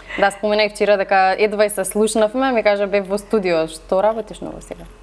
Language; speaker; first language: Macedonian; native; Macedonian